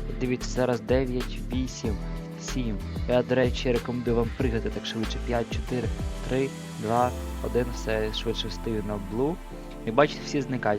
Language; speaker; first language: Ukrainian; native; Ukrainian